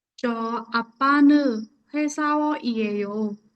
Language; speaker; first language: Korean; non-native, learner; Burmese